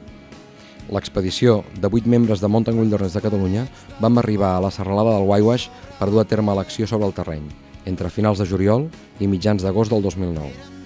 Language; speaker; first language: Catalan; native; Catalan